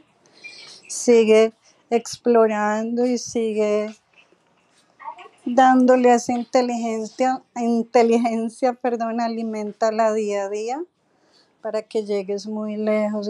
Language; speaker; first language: Spanish; native; Spanish